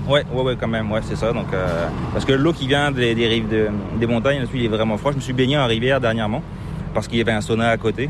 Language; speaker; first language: French; native; French